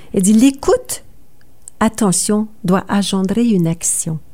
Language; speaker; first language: French; native; French